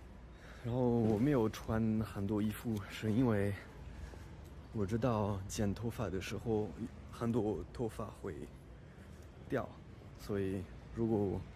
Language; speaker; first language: Chinese; non-native, learner; English